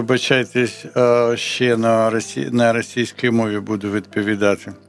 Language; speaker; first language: Ukrainian; non-native, local second language; Russian